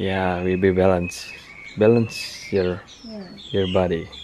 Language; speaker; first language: English; non-native, learner; Balinese